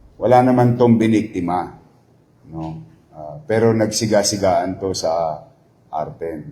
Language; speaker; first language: Filipino; native; Filipino